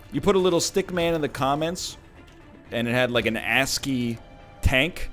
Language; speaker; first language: English; native; English